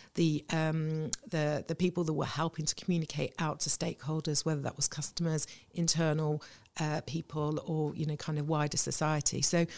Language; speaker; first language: English; native; English